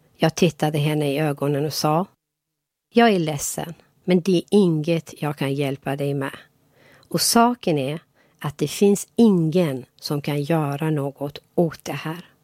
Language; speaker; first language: Swedish; non-native, fluent; Persian